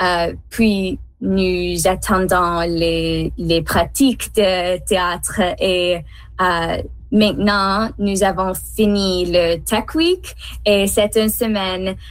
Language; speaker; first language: French; non-native, learner; English